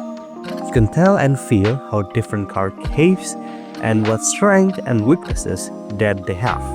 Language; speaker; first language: English; non-native, fluent; Indonesian